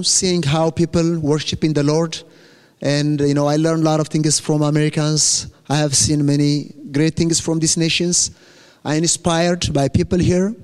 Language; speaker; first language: English; non-native, fluent; Amharic